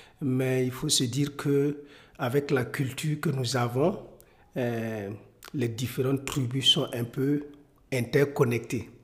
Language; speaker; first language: French; non-native, local second language; Mossi